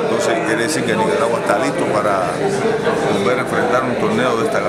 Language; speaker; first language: Spanish; native; Spanish